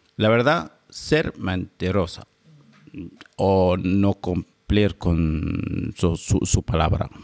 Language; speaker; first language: Spanish; non-native, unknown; Arabic